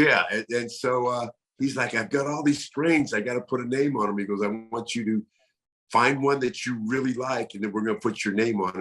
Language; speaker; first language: English; native; English